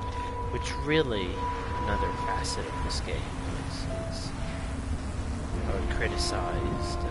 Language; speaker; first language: English; native; English